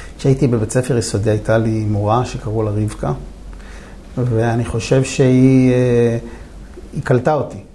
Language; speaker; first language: Hebrew; native; Hebrew